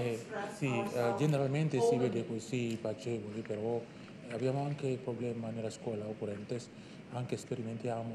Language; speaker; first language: Italian; non-native, learner; Indonesian